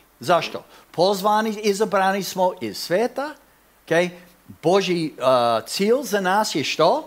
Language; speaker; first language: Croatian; non-native, fluent; English